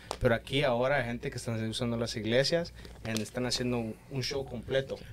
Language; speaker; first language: Spanish; early bilingual, heritage; Spanish